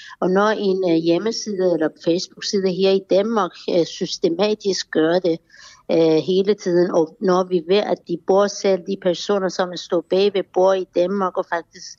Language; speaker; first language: Danish; non-native, fluent; Persian